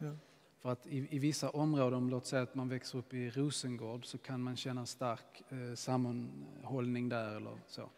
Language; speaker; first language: Swedish; native; Swedish